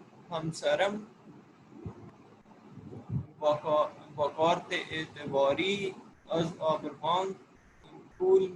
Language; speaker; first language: Persian; non-native, learner; Urdu